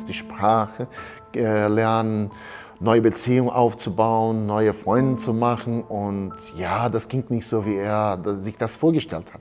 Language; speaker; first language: German; early bilingual, heritage; German